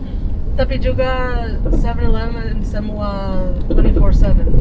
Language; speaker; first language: Indonesian; non-native, learner; English